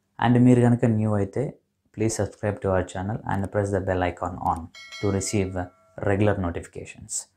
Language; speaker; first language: English; non-native, local second language; Telugu